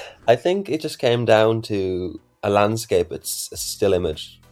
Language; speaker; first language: English; native; English